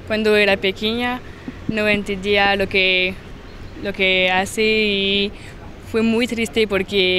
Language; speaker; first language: Spanish; non-native, learner; French